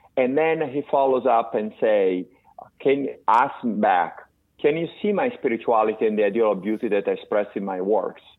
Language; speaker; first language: English; non-native, fluent; Italian